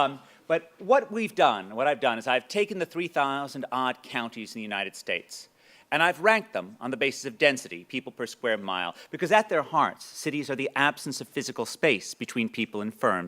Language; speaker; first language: English; native; English